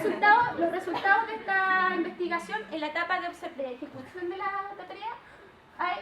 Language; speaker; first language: Spanish; native; Spanish